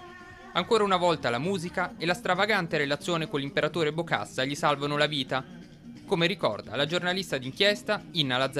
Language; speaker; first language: Italian; native; Italian